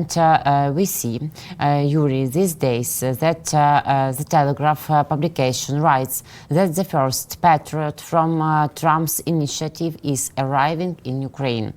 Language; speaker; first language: English; non-native, fluent; Russian